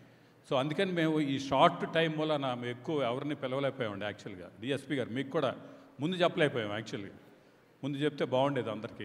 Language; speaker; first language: Telugu; native; Telugu